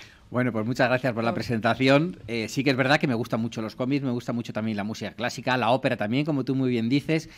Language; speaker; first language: Spanish; native; Spanish